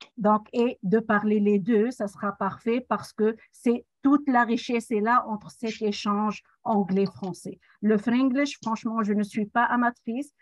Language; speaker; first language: French; non-native, local second language; Arabic